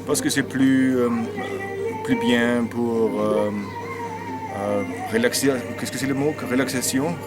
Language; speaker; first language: French; non-native, learner; German